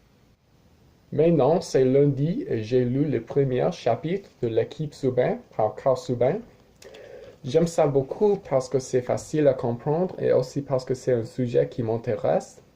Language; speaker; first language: French; non-native, learner; English